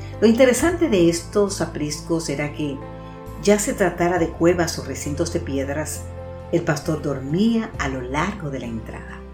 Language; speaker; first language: Spanish; native; Spanish